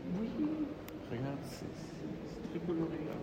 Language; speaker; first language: French; non-native, learner; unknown